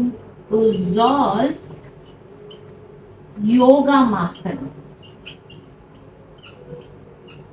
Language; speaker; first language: German; non-native, fluent; Hindi